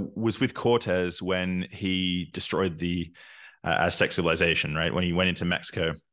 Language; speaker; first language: English; native; English